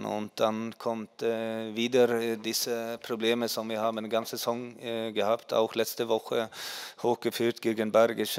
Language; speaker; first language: German; non-native, fluent; Swedish